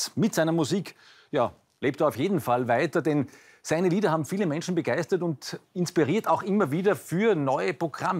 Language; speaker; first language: German; native; German